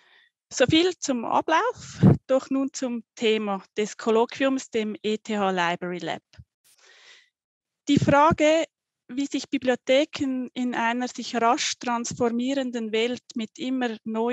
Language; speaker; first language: German; native; German